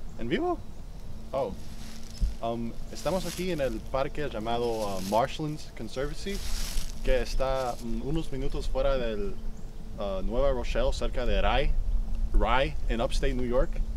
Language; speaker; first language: Spanish; non-native, fluent; English